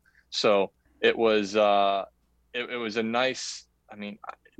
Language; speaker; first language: English; native; English